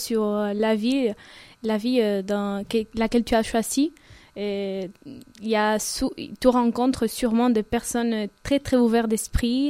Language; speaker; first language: French; non-native, fluent; Spanish